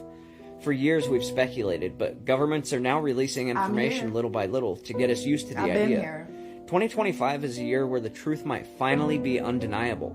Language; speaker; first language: English; native; English